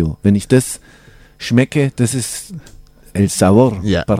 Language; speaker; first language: German; native; German